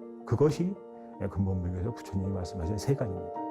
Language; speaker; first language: Korean; native; Korean